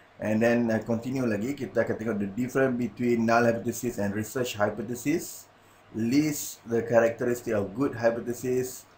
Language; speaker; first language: English; non-native, local second language; Malay